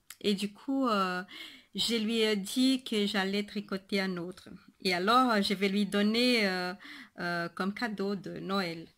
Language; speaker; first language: French; non-native, fluent; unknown